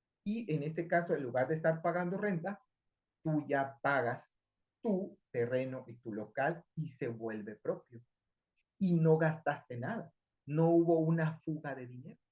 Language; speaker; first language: Spanish; native; Spanish